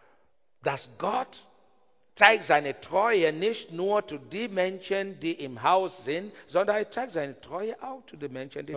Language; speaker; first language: German; non-native, learner; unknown